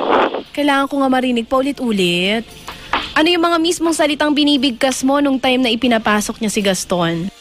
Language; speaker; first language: Filipino; native; Filipino